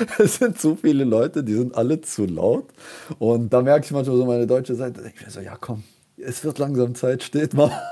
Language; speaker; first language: German; early bilingual, other home language; Kurdish